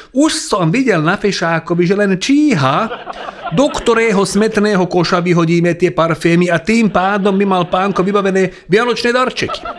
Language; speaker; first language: Slovak; non-native, local second language; Hungarian